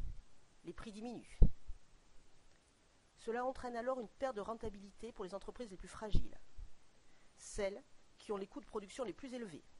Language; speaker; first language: French; native; French